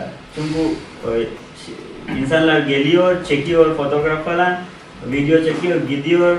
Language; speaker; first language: Turkish; non-native, learner; Sinhala